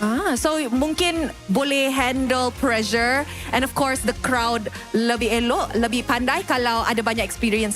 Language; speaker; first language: Malay; native; Malay